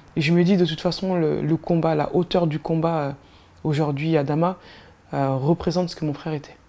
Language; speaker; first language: French; native; French